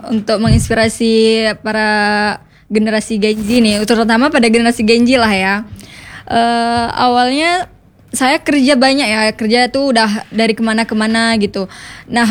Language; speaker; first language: Indonesian; native; Indonesian